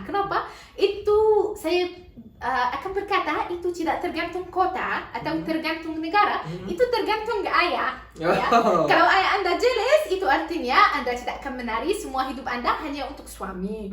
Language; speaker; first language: Indonesian; non-native, learner; Arabic